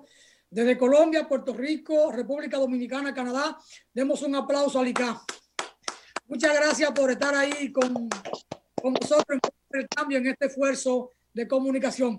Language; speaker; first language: Spanish; native; Spanish